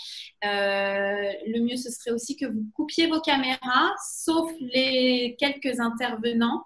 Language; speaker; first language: French; native; French